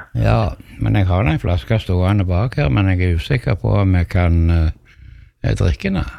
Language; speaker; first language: Norwegian; native; Norwegian